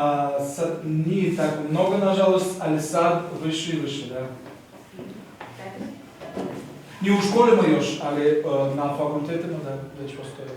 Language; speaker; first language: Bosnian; non-native, fluent; Russian